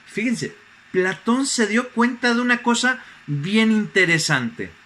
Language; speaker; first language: Spanish; native; Spanish